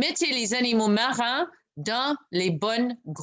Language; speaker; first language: French; non-native, local second language; English